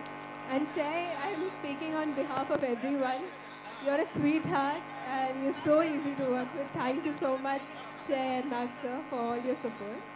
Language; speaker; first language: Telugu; non-native, fluent; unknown